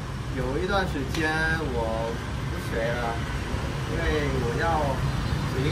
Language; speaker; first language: Chinese; non-native, learner; Vietnamese